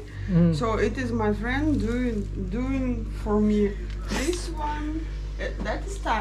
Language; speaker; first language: English; non-native, learner; Russian